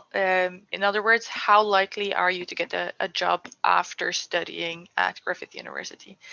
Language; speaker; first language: English; non-native, fluent; Norwegian